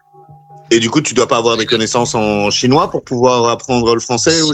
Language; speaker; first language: French; native; French